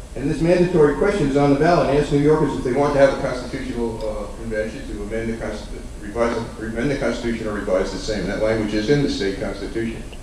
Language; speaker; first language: English; native; English